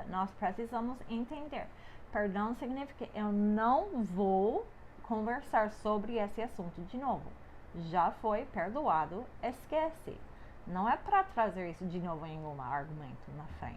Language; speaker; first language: Portuguese; non-native, fluent; English